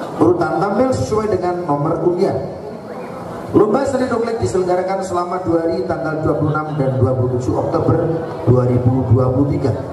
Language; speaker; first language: Indonesian; non-native, local second language; Javanese